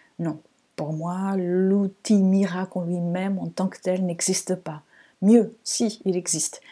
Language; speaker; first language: French; non-native, fluent; Portuguese